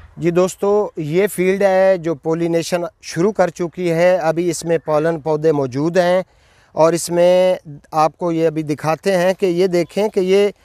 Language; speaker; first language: Urdu; non-native, local second language; Punjabi